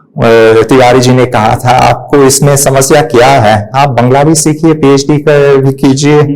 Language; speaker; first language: Hindi; non-native, fluent; Hungarian